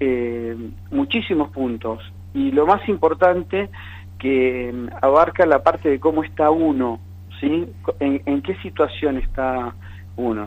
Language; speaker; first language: Spanish; native; Spanish